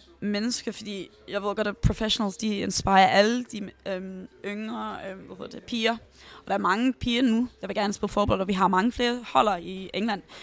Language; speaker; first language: Danish; early bilingual, heritage; Danish